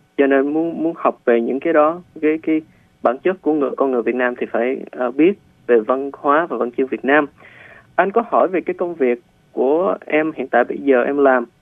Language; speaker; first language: Vietnamese; early bilingual, heritage; Vietnamese